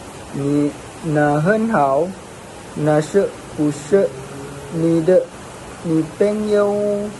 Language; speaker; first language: Chinese; non-native, learner; Malay